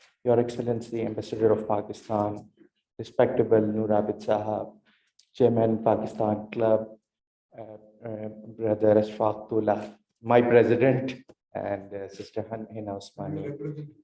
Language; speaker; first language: English; non-native, local second language; Urdu